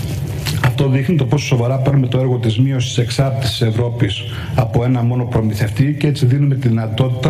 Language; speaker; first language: Greek; native; Greek